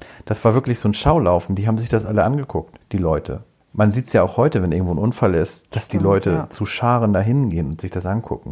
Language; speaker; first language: German; native; German